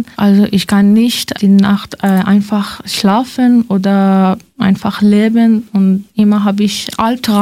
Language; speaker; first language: German; non-native, learner; Persian